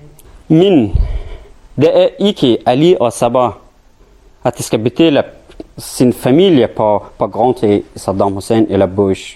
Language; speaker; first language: Danish; non-native, learner; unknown